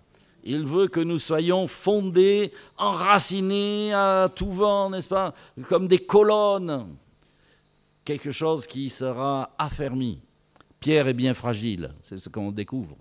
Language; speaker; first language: French; native; French